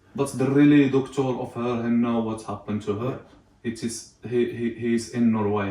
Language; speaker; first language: English; non-native, learner; Arabic